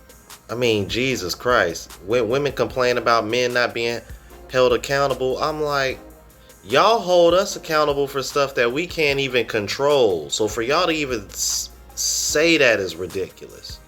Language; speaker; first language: English; native; English